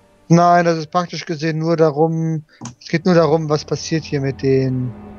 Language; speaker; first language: German; native; German